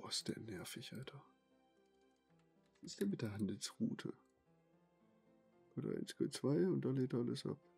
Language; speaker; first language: German; native; German